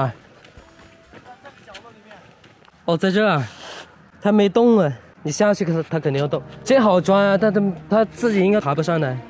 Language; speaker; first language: Chinese; native; Chinese